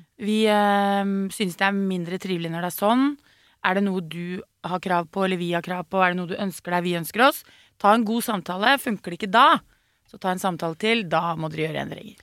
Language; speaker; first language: Norwegian; native; Norwegian